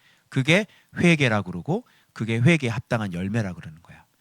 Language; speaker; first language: Korean; native; Korean